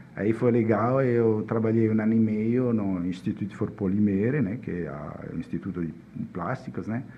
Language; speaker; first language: Portuguese; non-native, fluent; Italian